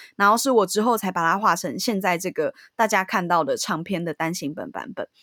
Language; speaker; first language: Chinese; native; Chinese